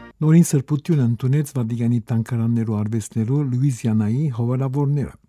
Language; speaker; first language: Armenian; native; Armenian